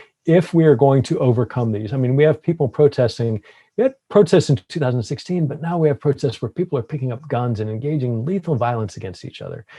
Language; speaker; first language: English; native; English